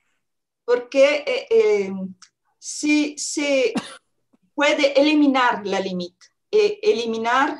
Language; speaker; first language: Portuguese; non-native, learner; French